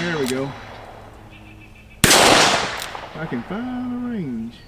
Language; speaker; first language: English; native; English